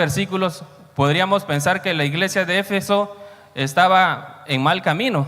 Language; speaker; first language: Spanish; native; Spanish